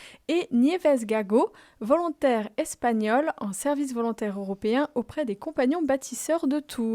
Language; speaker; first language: French; native; French